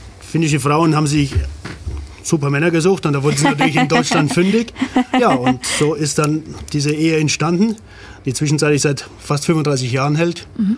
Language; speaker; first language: German; native; German